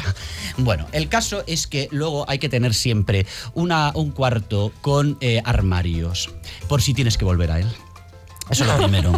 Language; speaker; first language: Spanish; native; Spanish